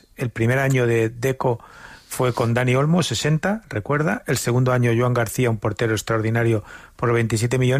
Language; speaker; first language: Spanish; native; Spanish